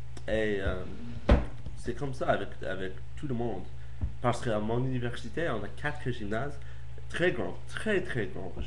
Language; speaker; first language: French; non-native, learner; English